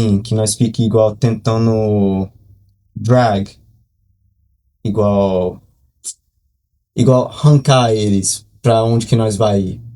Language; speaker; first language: Portuguese; early bilingual, heritage; Portuguese